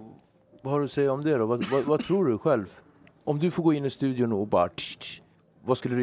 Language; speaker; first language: Swedish; native; Swedish